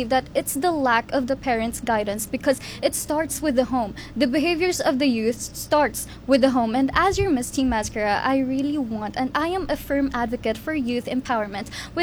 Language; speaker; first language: English; non-native, local second language; Hiligaynon